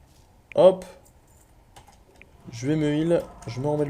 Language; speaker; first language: French; native; French